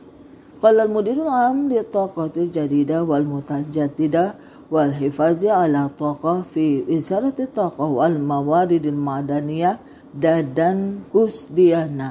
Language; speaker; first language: Arabic; non-native, fluent; Indonesian